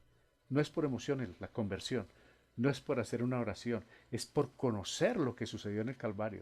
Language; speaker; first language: Spanish; native; Spanish